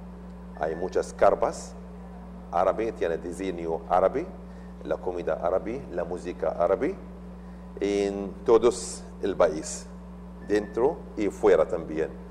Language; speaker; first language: Spanish; non-native, learner; Arabic